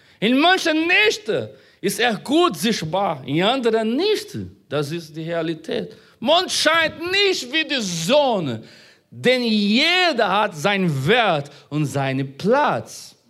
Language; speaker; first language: German; non-native, fluent; Portuguese